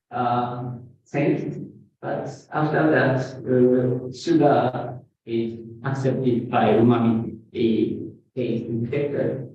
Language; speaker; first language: English; non-native, fluent; Japanese